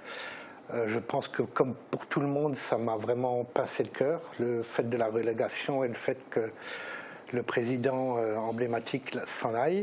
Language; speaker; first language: French; native; French